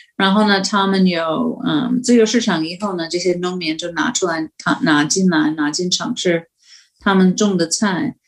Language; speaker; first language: Chinese; non-native, fluent; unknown